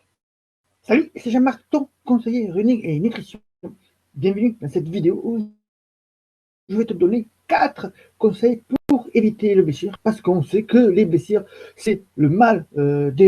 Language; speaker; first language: French; native; French